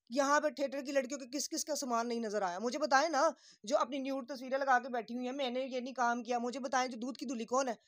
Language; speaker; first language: Urdu; native; Urdu